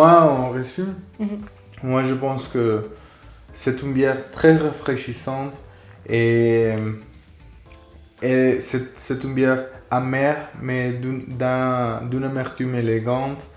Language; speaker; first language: French; non-native, fluent; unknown